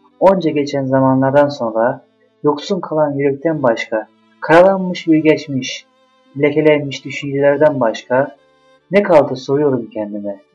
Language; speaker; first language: Turkish; native; Turkish